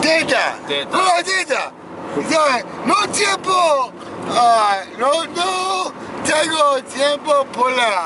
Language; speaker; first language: Spanish; non-native, learner; English